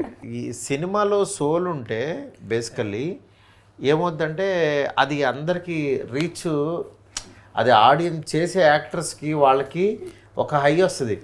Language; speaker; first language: Telugu; native; Telugu